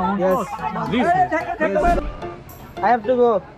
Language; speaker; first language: English; non-native, learner; Bangla